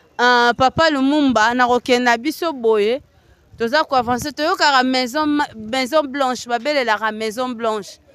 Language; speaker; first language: Lingala; native; Lingala